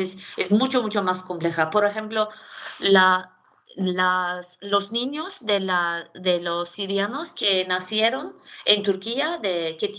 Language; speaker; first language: Spanish; non-native, fluent; Turkish